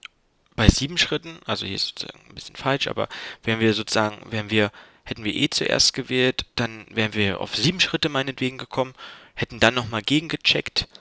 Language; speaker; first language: German; native; German